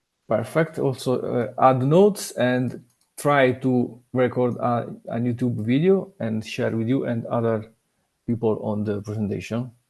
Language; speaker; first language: English; non-native, learner; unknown